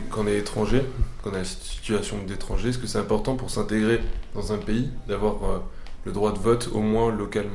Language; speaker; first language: French; native; French